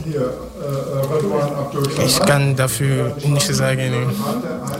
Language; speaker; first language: German; non-native, learner; French